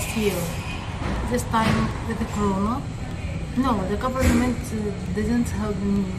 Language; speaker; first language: English; non-native, learner; Arabic